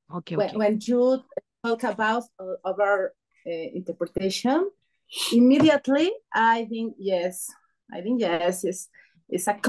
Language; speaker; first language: English; non-native, learner; Spanish